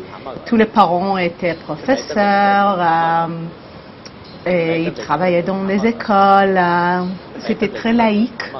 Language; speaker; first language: French; non-native, learner; Hebrew